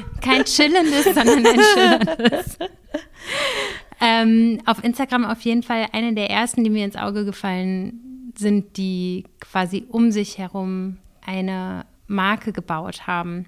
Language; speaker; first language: German; native; German